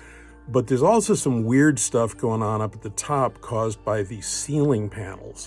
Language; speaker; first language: English; native; English